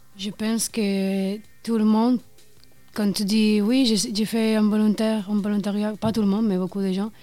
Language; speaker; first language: French; non-native, learner; Spanish